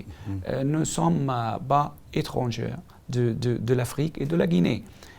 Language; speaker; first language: French; non-native, learner; Arabic